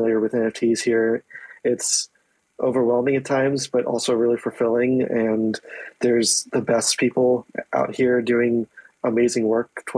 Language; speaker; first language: English; native; English